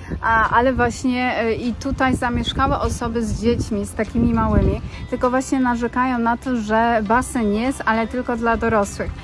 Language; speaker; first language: Polish; native; Polish